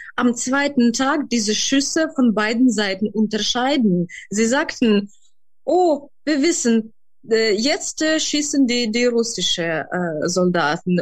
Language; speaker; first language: German; non-native, fluent; Ukrainian